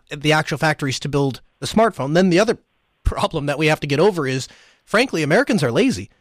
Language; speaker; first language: English; early bilingual, other home language; Hindi